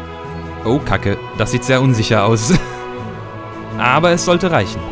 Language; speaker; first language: German; native; German